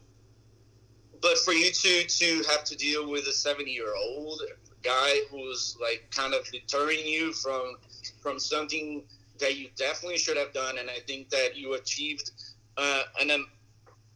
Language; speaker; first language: English; non-native, fluent; Portuguese